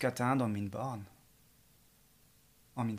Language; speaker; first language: Swedish; non-native, fluent; French